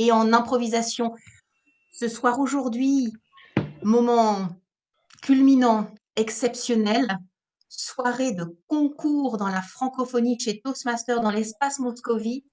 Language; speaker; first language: French; native; French